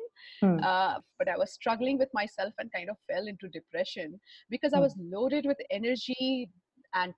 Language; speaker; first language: English; non-native, local second language; Hindi